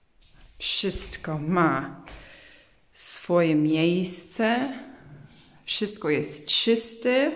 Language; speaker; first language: Polish; early bilingual, heritage; English